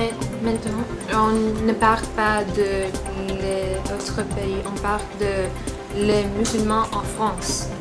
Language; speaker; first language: French; non-native, learner; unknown